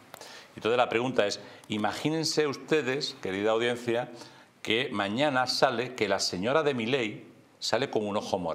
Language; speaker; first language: Spanish; native; Spanish